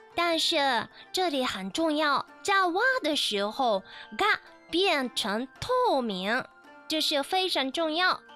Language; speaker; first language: Chinese; non-native, learner; Japanese